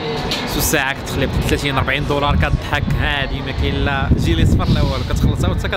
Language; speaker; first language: Arabic; native; Arabic